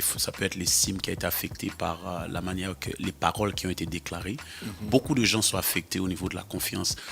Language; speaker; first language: French; early bilingual, heritage; Haitian Creole